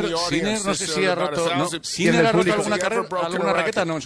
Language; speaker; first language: Spanish; native; Spanish